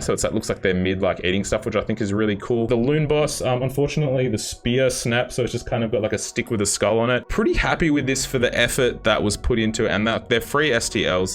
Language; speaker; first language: English; native; English